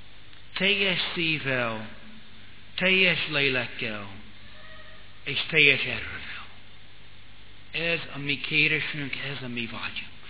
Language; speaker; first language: Hungarian; non-native, fluent; English